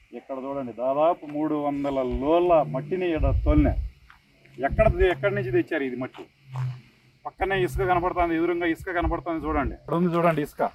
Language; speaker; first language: Telugu; native; Telugu